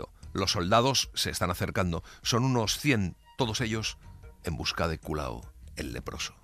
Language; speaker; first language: Spanish; native; Spanish